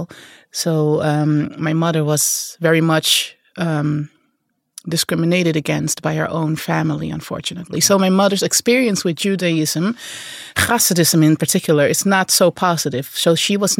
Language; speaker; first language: English; non-native, fluent; Dutch